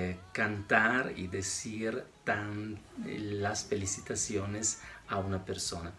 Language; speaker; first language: Spanish; non-native, fluent; Italian